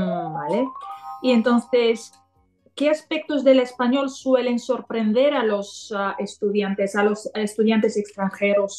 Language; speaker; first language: Spanish; non-native, fluent; Bulgarian